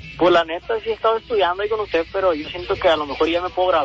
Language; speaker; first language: Spanish; native; Spanish